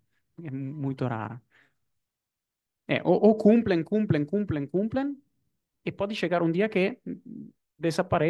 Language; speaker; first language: Portuguese; non-native, fluent; Italian